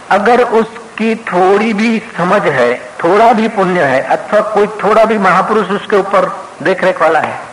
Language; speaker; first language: Hindi; non-native, local second language; Sindhi